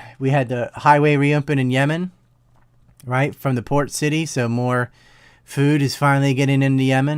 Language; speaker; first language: English; native; English